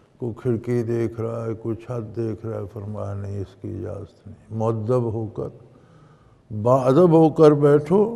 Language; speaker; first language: Urdu; non-native, local second language; Punjabi